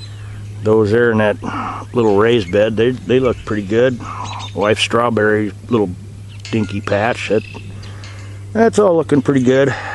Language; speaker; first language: English; native; English